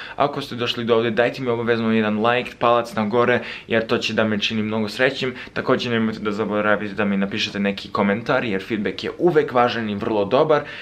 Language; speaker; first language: Serbian; early bilingual, heritage; Serbian